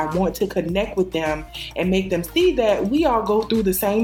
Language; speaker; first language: English; native; English